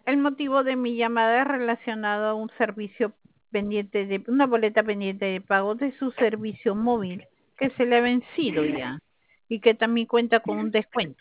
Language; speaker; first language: Spanish; native; Spanish